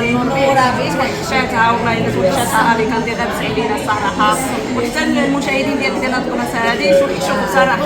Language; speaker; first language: Arabic; native; Arabic